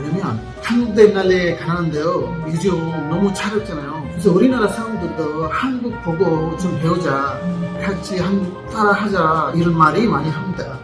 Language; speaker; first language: Korean; non-native, fluent; Bangla